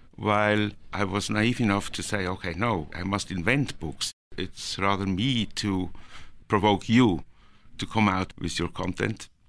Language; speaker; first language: English; non-native, fluent; Norwegian